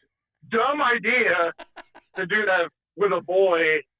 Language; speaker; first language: English; native; English